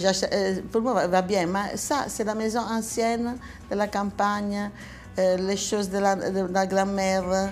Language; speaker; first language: French; non-native, learner; Italian